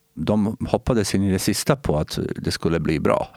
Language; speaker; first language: Swedish; non-native, fluent; Bosnian